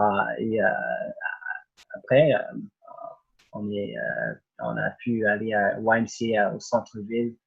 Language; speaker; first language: French; early bilingual, other home language; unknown